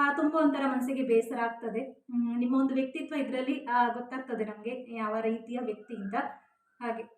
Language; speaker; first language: Kannada; non-native, local second language; Tulu